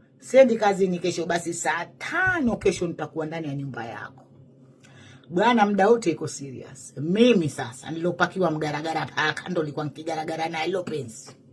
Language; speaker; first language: Swahili; native; Swahili